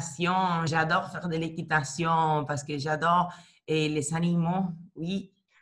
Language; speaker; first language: French; non-native, learner; Spanish